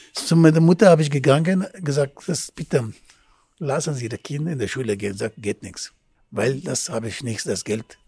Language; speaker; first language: German; non-native, learner; Persian